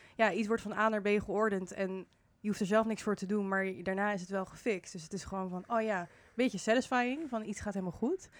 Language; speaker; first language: Dutch; early bilingual, other home language; Indonesian